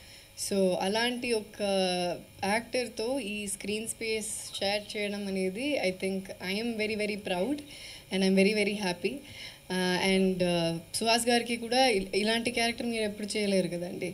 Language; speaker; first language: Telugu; non-native, fluent; Malayalam